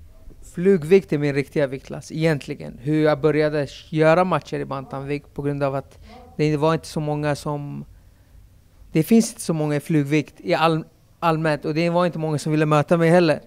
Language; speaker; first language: Swedish; early bilingual, other home language; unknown